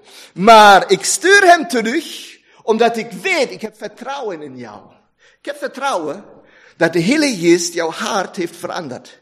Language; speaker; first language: Dutch; non-native, fluent; German